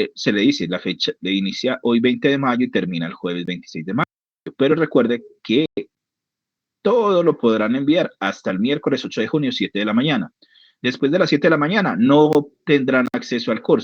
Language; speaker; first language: Spanish; native; Spanish